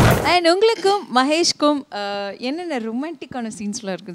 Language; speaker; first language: Tamil; native; Tamil